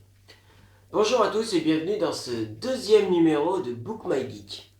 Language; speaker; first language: French; native; French